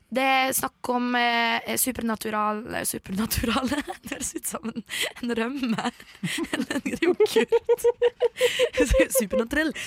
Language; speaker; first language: Norwegian; early bilingual, other home language; Polish